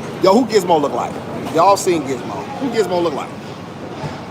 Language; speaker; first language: English; native; English